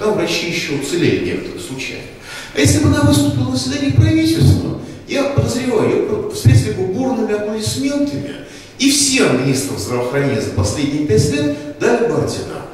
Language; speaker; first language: Russian; native; Russian